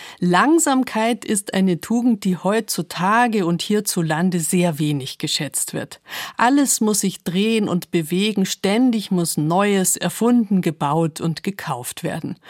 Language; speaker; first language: German; native; German